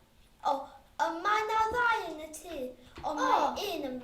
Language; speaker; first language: Welsh; non-native, local second language; English